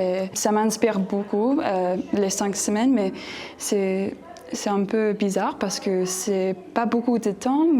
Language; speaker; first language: French; non-native, learner; English